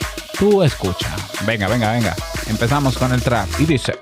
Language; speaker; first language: Spanish; native; Spanish